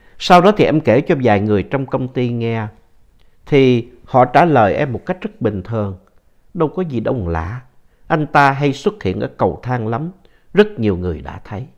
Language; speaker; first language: Vietnamese; native; Vietnamese